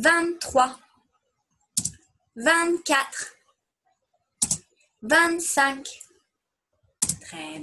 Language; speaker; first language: French; non-native, fluent; English